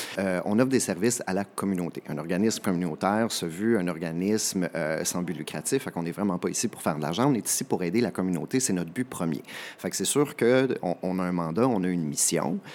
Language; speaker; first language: French; native; French